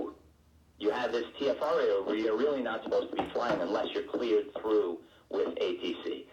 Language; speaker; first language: English; native; English